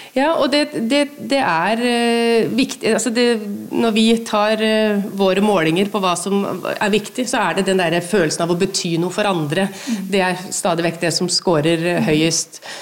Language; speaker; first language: Norwegian; native; Norwegian